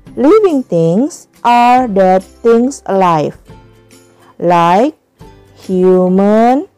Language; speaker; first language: English; non-native, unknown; Indonesian